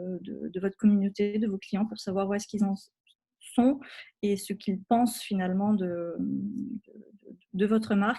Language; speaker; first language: French; native; French